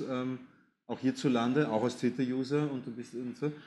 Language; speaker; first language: German; native; German